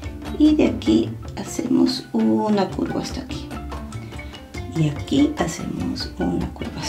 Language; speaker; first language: Spanish; native; Spanish